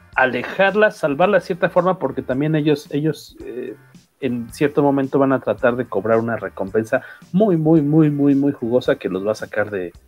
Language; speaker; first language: Spanish; native; Spanish